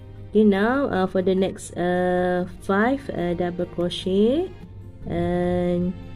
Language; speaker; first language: English; non-native, local second language; Malay